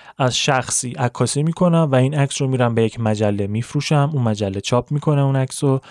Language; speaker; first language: Persian; native; Persian